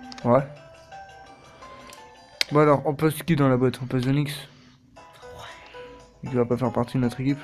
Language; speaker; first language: French; native; French